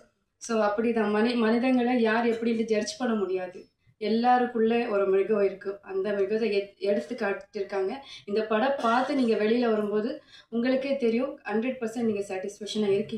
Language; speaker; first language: Tamil; non-native, fluent; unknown